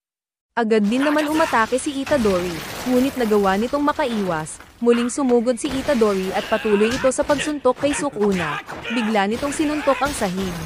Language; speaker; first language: Filipino; native; Filipino